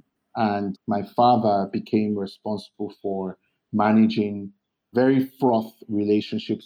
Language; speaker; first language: English; non-native, local second language; Yoruba